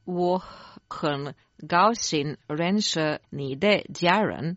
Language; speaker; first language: Chinese; non-native, learner; Croatian